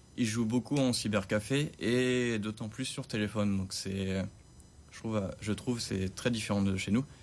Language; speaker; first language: French; native; French